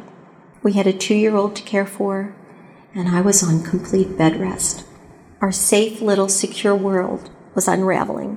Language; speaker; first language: English; native; English